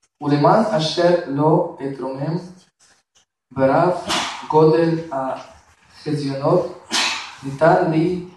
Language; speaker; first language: Hebrew; non-native, fluent; Russian